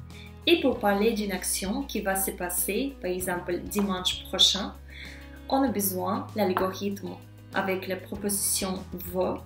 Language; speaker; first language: French; non-native, fluent; Russian